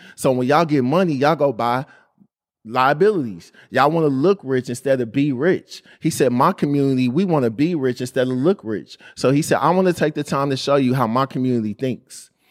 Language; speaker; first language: English; native; English